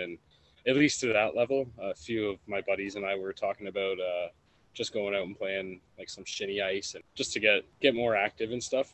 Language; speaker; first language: English; native; English